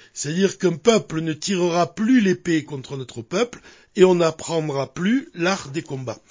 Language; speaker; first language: French; native; French